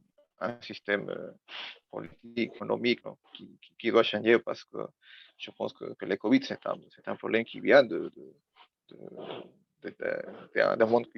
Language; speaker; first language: French; non-native, learner; Spanish